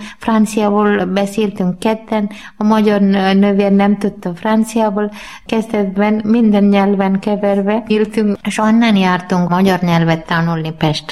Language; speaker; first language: Hungarian; non-native, learner; Malayalam